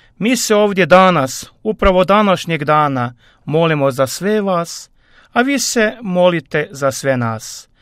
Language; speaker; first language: Croatian; native; Croatian